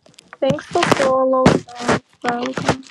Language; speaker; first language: English; non-native, learner; Russian